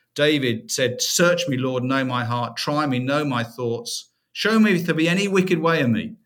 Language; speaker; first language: English; native; English